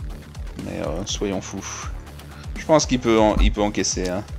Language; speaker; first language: French; native; French